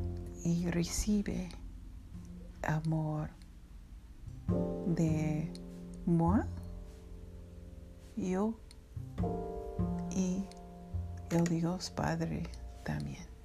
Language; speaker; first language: Spanish; non-native, learner; English